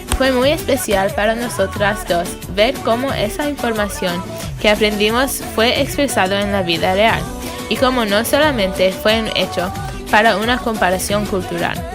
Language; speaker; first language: Spanish; non-native, learner; English